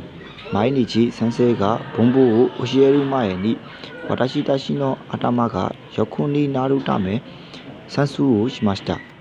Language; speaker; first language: Japanese; non-native, learner; Burmese